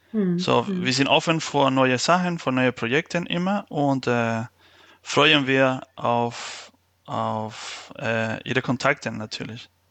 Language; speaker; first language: German; non-native, fluent; Spanish